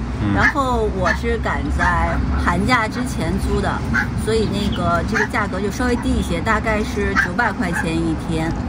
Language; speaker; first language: Chinese; native; Chinese